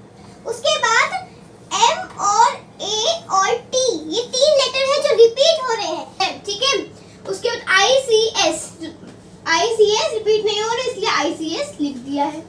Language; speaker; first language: Hindi; native; Hindi